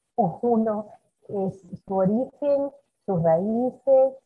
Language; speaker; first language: Spanish; native; Spanish